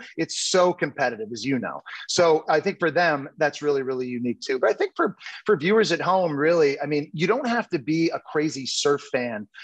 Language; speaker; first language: English; native; English